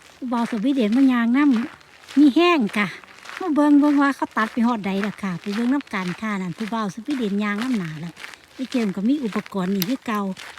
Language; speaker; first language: Thai; non-native, local second language; Northeastern Thai